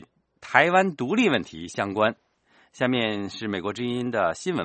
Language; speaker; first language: Chinese; native; Chinese